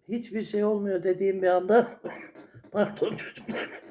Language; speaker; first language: Turkish; native; Turkish